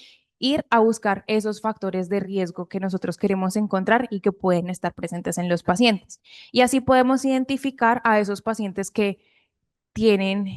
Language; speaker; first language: Spanish; native; Spanish